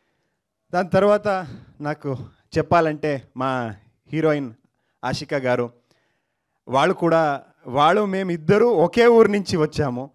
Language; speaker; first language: Telugu; non-native, learner; Kannada